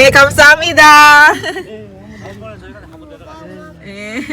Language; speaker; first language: Korean; non-native, fluent; Filipino